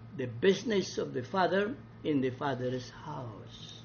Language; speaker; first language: English; non-native, local second language; Cebuano